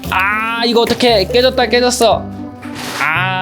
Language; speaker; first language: Korean; native; Korean